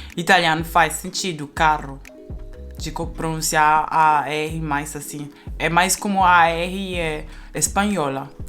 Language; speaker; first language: Portuguese; non-native, fluent; Spanish